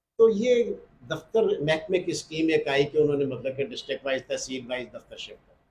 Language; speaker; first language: Urdu; non-native, local second language; Punjabi